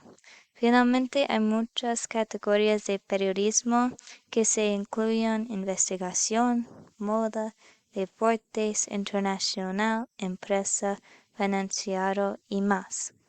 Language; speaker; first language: Spanish; non-native, learner; English